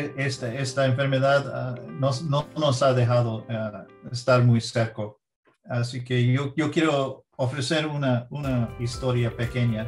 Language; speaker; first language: Spanish; early bilingual, heritage; English